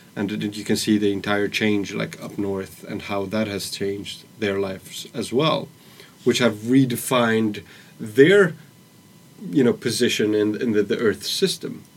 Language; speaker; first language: English; non-native, fluent; Swedish